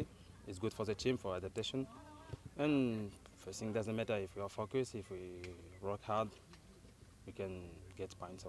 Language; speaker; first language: English; non-native, learner; French